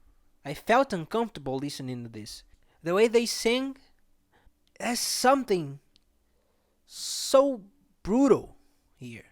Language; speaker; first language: English; non-native, fluent; Portuguese